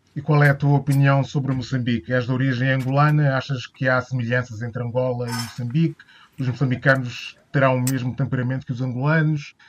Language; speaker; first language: Portuguese; native; Portuguese